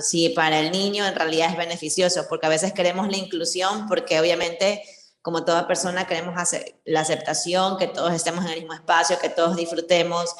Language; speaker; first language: Spanish; native; Spanish